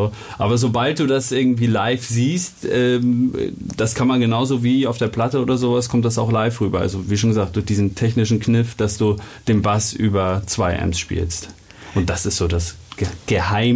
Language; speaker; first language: German; native; German